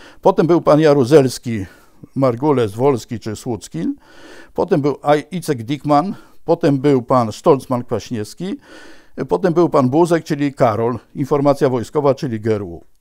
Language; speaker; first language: Polish; native; Polish